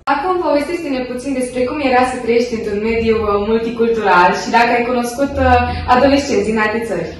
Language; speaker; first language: Romanian; native; Romanian